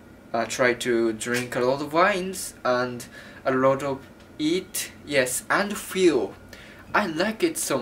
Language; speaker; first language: English; non-native, learner; Japanese